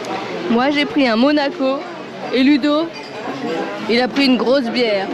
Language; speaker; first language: French; native; French